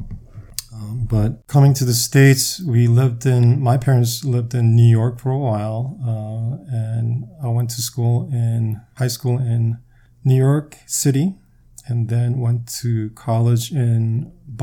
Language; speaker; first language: English; non-native, fluent; Korean